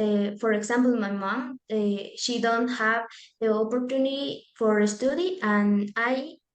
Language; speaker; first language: English; non-native, learner; Spanish